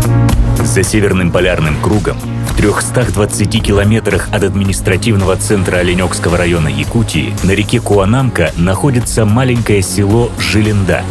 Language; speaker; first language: Russian; native; Russian